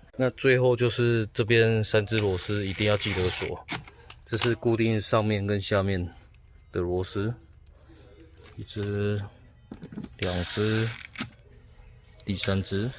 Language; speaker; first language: Chinese; native; Chinese